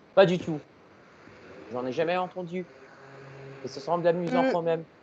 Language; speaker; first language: French; non-native, learner; English